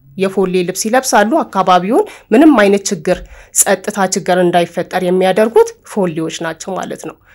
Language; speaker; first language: Amharic; non-native, local second language; Oromo